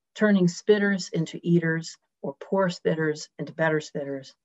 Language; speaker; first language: English; native; English